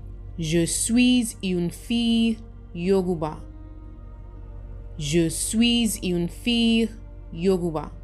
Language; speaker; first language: French; non-native, learner; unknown